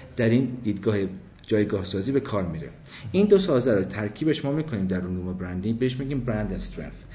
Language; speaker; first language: Persian; early bilingual, other home language; English